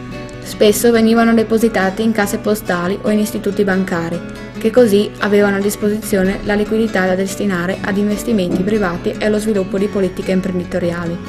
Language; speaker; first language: Italian; native; Italian